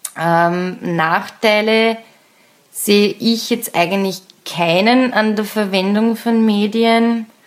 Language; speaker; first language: German; native; German